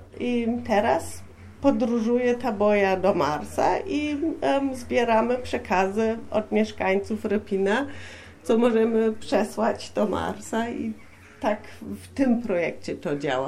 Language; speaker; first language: Polish; non-native, fluent; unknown